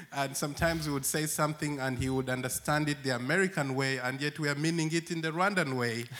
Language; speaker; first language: English; non-native, local second language; Acoli